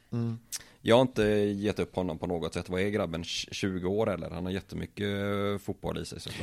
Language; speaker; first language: Swedish; native; Swedish